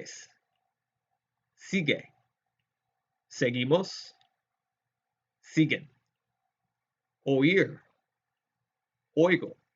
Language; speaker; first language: Spanish; non-native, fluent; English